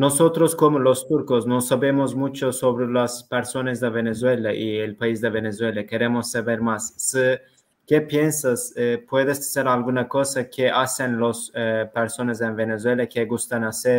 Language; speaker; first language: Spanish; non-native, learner; Turkish